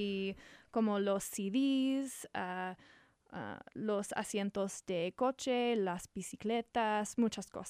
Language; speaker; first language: Spanish; non-native, learner; English